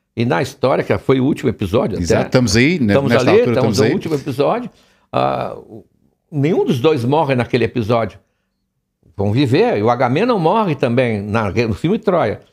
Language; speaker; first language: Portuguese; native; Portuguese